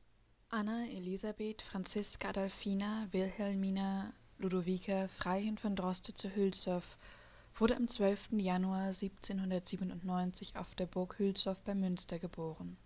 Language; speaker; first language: German; native; German